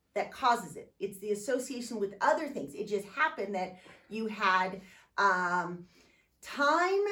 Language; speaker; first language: English; native; English